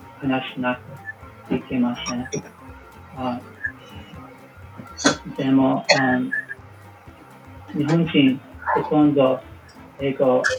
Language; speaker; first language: Japanese; non-native, learner; English